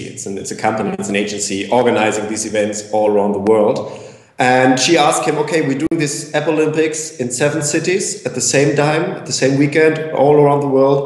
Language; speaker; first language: English; non-native, fluent; German